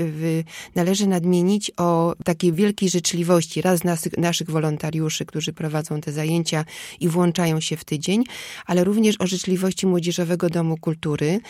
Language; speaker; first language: Polish; native; Polish